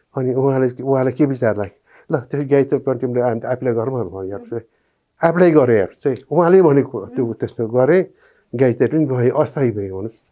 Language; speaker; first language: Nepali; non-native, local second language; Newari